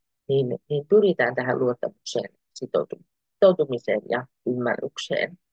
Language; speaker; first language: Finnish; native; Finnish